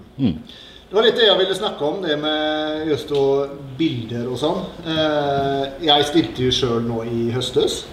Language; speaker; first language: Norwegian; native; Norwegian